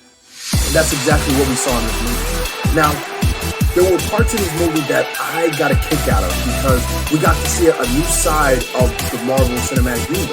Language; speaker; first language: English; native; English